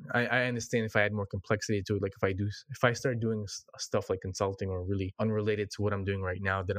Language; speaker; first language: English; native; English